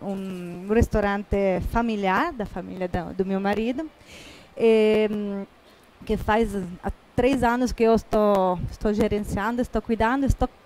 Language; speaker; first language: Portuguese; non-native, fluent; Italian